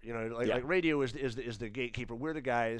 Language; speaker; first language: English; native; English